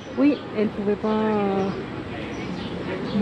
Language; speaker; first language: French; non-native, fluent; Spanish